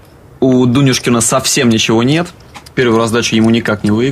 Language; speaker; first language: Russian; native; Russian